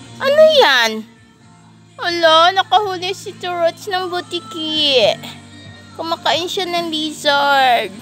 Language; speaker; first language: Filipino; non-native, local second language; Cebuano